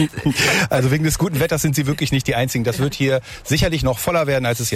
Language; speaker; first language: German; native; German